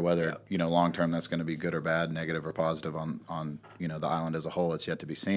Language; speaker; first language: English; native; English